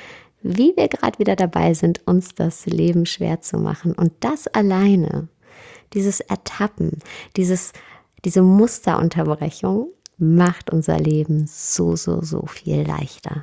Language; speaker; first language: German; native; German